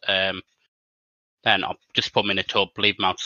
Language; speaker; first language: English; native; English